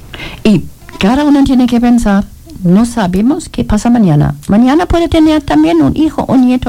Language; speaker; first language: Spanish; non-native, learner; German